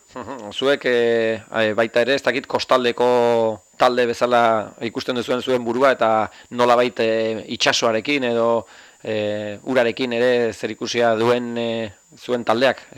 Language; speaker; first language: Basque; native; Basque